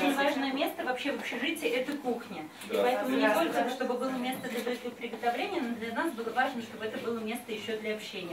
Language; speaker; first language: Russian; native; Russian